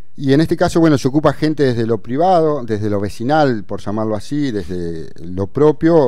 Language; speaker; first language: Spanish; native; Spanish